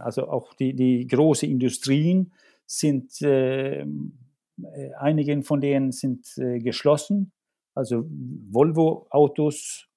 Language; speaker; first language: German; non-native, fluent; Swedish